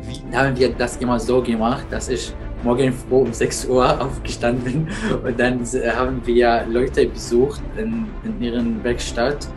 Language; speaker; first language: German; non-native, fluent; Arabic